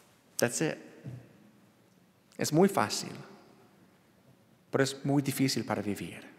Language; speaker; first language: Spanish; non-native, learner; English